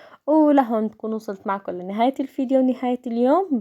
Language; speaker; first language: Arabic; native; Arabic